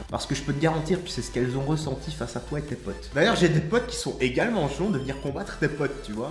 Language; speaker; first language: French; native; French